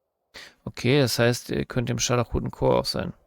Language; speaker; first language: German; native; German